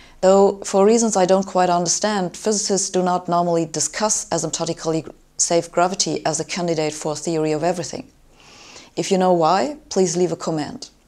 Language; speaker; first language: English; non-native, fluent; German